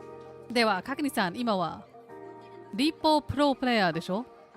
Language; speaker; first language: Japanese; non-native, learner; English